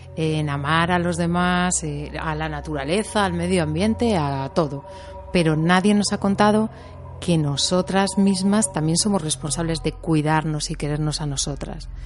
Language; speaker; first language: Spanish; native; Spanish